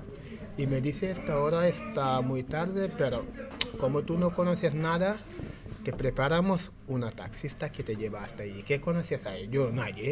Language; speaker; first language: Spanish; non-native, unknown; Wolof